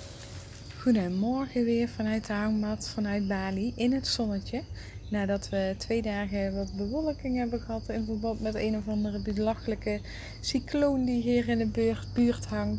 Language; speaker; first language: Dutch; native; Dutch